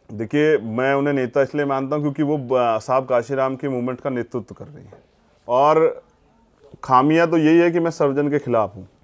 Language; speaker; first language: Hindi; native; Hindi